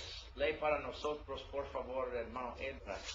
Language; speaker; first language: Spanish; non-native, learner; English